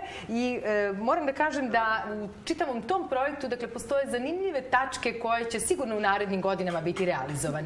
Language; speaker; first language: Serbian; native; Serbian